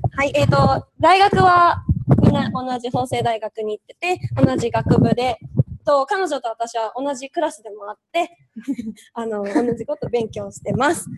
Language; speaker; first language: Japanese; native; Japanese